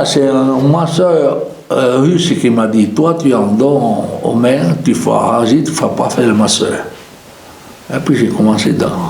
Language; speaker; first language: French; non-native, local second language; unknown